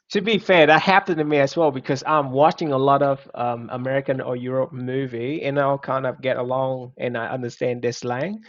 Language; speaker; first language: English; non-native, fluent; Vietnamese